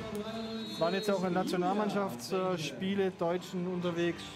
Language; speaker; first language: German; native; German